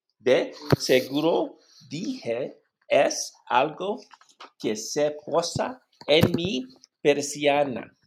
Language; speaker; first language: Spanish; non-native, learner; English